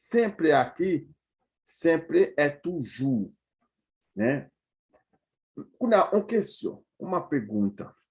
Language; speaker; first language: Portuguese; non-native, fluent; Haitian Creole